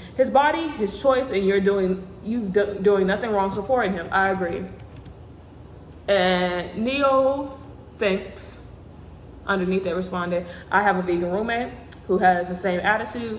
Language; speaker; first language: English; native; English